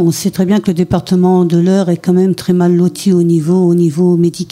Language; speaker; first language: French; native; French